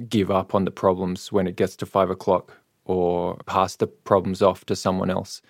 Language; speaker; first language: English; native; English